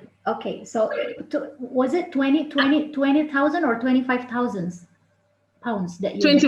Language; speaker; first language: English; non-native, fluent; Indonesian